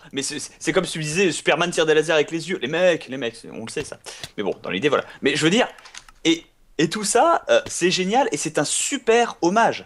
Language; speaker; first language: French; native; French